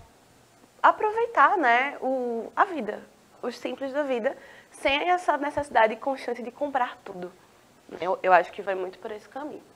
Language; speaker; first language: Portuguese; native; Portuguese